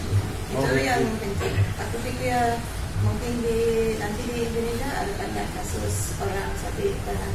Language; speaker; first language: Indonesian; non-native, fluent; English